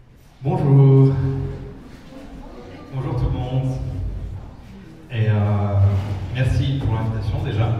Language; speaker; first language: French; native; French